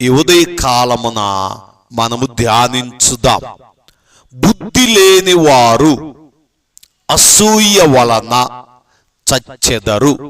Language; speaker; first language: Telugu; native; Telugu